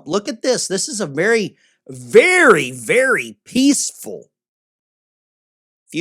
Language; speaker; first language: English; native; English